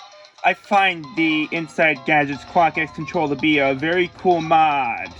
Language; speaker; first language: English; native; English